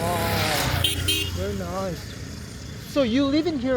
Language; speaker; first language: English; non-native, learner; Korean